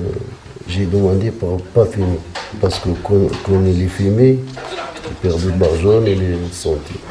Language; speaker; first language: French; non-native, learner; Arabic